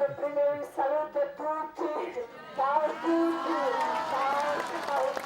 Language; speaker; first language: Italian; non-native, learner; Croatian